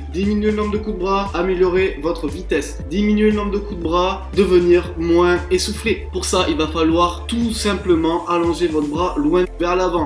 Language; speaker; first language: French; native; French